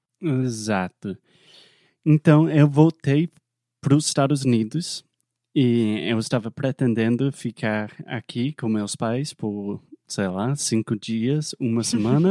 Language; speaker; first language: Portuguese; non-native, fluent; English